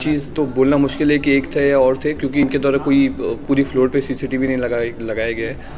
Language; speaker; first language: Hindi; native; Hindi